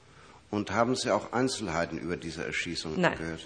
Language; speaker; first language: German; native; German